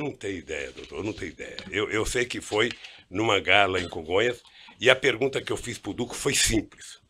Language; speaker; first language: Portuguese; native; Portuguese